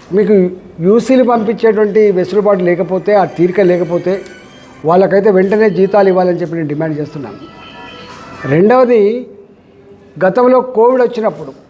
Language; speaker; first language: Telugu; native; Telugu